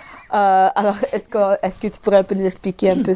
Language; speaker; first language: French; native; French